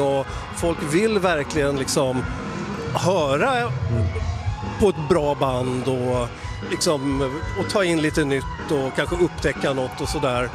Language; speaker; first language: Swedish; native; Swedish